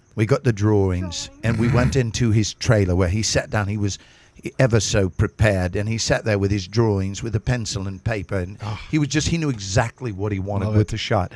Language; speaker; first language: English; native; English